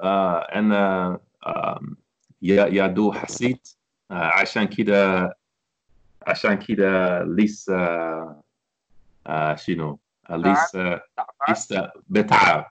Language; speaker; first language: Arabic; non-native, learner; English